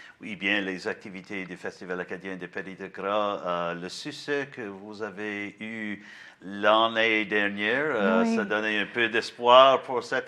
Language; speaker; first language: French; non-native, learner; English